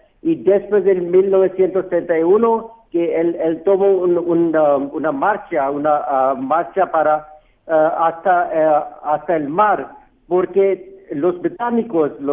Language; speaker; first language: Spanish; non-native, fluent; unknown